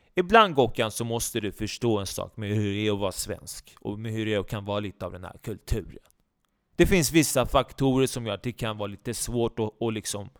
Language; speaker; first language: Swedish; native; Swedish